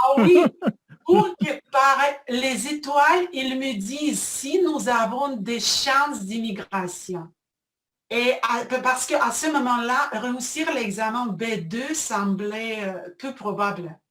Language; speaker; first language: French; non-native, fluent; Russian